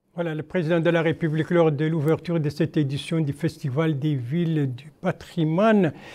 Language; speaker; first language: French; non-native, local second language; Arabic